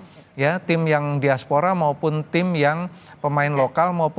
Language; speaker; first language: Indonesian; native; Indonesian